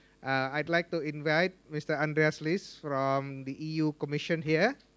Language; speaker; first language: English; non-native, fluent; Indonesian